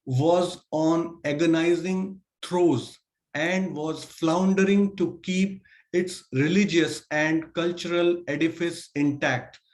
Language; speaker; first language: English; non-native, local second language; Hindi